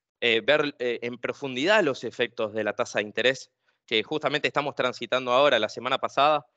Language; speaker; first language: Spanish; native; Spanish